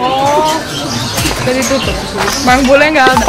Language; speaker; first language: Indonesian; non-native, fluent; Romanian